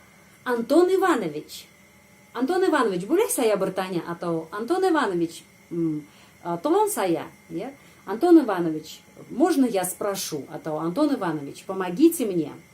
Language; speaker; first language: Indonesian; non-native, fluent; Russian